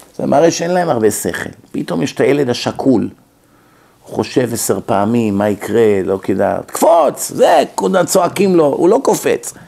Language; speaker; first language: Hebrew; native; Hebrew